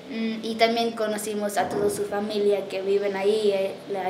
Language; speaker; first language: Spanish; early bilingual, heritage; English